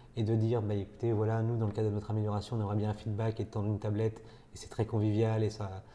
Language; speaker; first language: French; native; French